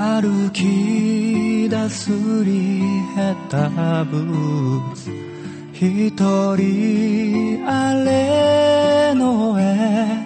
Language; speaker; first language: Japanese; native; Japanese